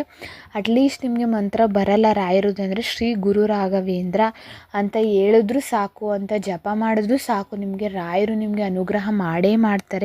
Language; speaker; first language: Kannada; native; Kannada